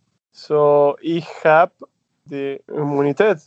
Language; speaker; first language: German; non-native, fluent; Spanish